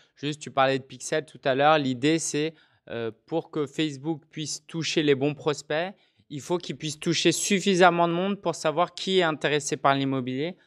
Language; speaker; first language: French; native; French